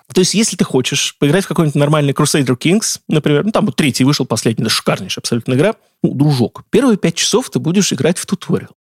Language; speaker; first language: Russian; native; Russian